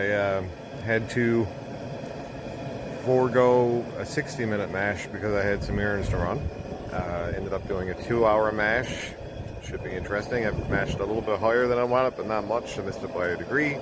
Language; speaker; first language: English; native; English